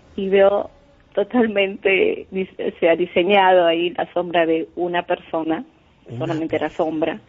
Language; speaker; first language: Spanish; native; Spanish